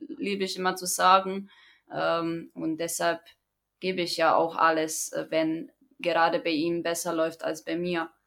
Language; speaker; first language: German; non-native, fluent; Croatian